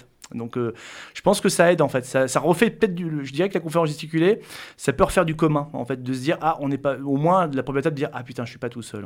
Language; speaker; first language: French; native; French